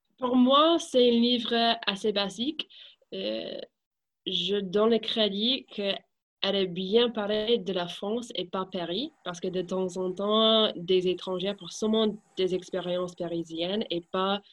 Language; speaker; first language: French; non-native, fluent; English